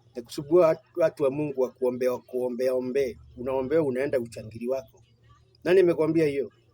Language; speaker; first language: Swahili; non-native, local second language; Kikuyu